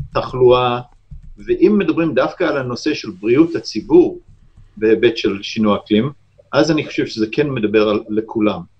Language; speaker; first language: Hebrew; non-native, fluent; English